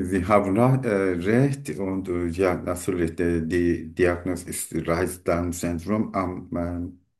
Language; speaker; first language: German; non-native, learner; Turkish